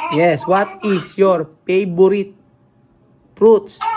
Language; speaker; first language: English; non-native, local second language; Filipino